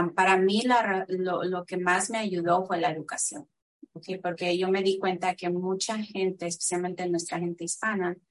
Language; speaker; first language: Spanish; early bilingual, heritage; Spanish